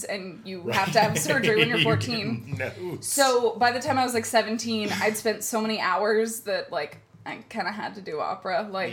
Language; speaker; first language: English; native; English